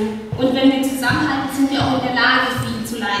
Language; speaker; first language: German; non-native, fluent; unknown